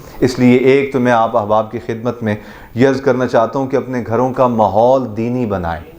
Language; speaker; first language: Urdu; native; Urdu